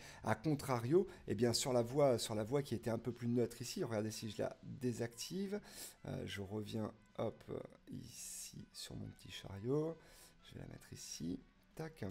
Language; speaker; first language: French; native; French